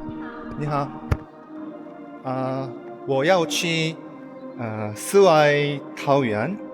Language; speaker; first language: Chinese; non-native, learner; Korean